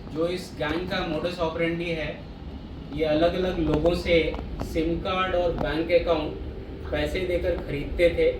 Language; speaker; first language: Hindi; non-native, local second language; Marathi